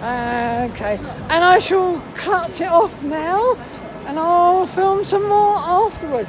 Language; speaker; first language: English; native; English